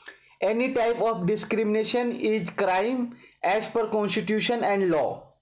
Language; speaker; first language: English; non-native, local second language; Hindi